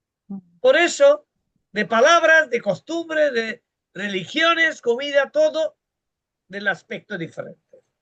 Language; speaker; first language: Spanish; non-native, fluent; Bangla